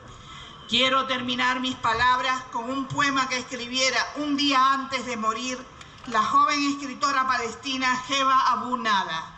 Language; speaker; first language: Spanish; native; Spanish